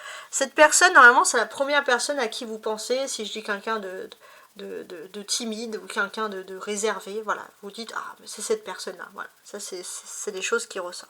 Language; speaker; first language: French; native; French